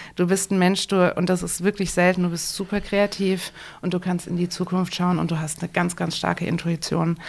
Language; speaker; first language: German; native; German